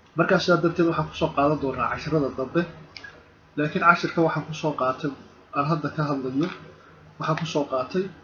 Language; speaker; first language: Somali; native; Somali